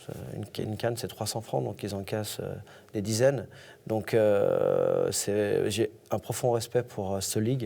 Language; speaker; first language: French; native; French